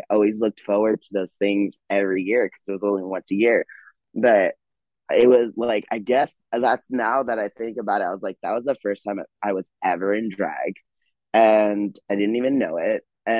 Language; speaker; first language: English; native; English